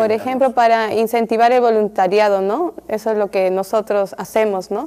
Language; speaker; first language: Spanish; native; Spanish